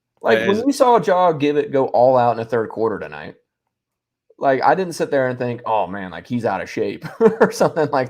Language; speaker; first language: English; native; English